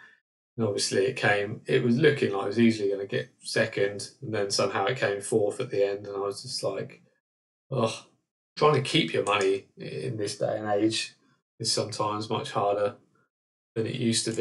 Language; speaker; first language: English; native; English